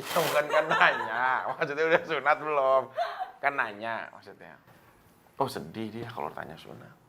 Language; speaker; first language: Indonesian; native; Indonesian